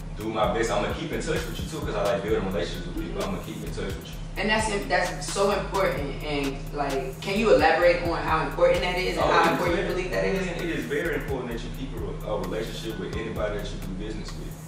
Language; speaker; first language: English; native; English